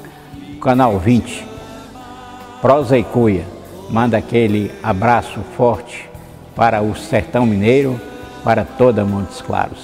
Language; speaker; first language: Portuguese; native; Portuguese